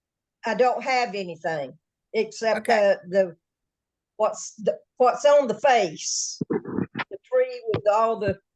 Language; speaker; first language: English; native; English